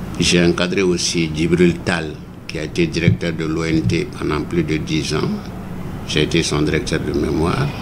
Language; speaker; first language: French; non-native, local second language; Bambara